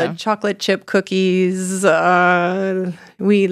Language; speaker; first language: French; non-native, learner; English